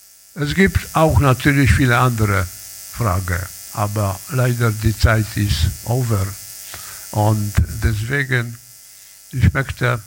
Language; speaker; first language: German; non-native, learner; Polish